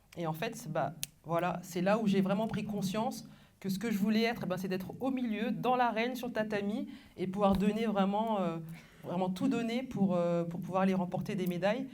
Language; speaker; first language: French; early bilingual, other home language; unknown